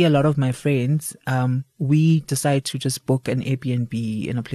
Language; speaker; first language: English; non-native, local second language; Zulu